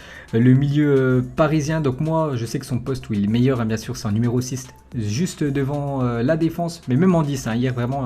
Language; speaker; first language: French; native; French